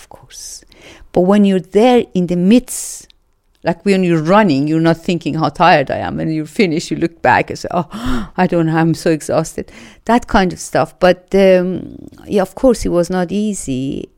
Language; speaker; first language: English; non-native, fluent; Persian